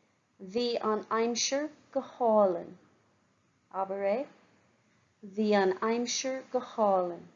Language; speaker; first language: Irish; non-native, local second language; English